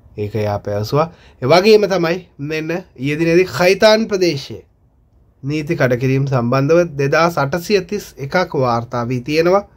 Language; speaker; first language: Sinhala; non-native, local second language; Tamil